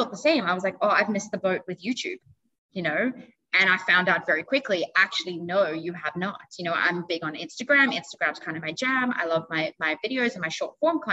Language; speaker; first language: English; native; English